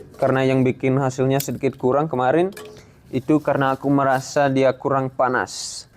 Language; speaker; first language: Indonesian; non-native, fluent; Dutch